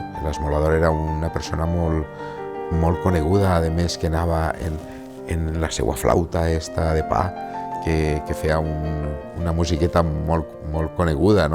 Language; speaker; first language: Catalan; native; Catalan